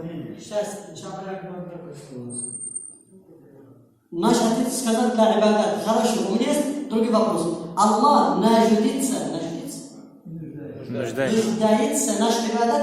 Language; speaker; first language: Russian; non-native, learner; Arabic